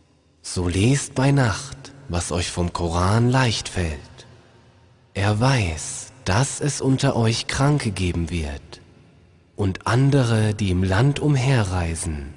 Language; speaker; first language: German; native; German